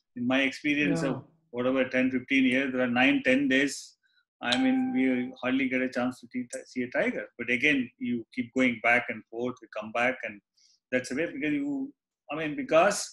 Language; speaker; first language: English; non-native, local second language; Tamil